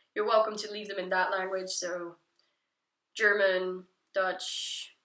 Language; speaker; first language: English; non-native, fluent; Dutch